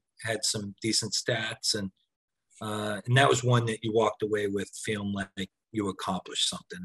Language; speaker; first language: English; native; English